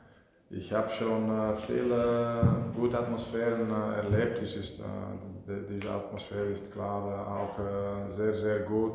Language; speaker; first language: German; non-native, fluent; Dutch